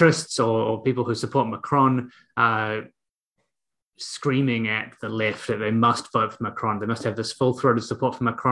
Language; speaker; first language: English; native; English